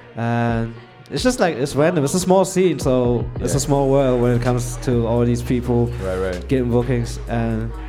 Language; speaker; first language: English; non-native, fluent; German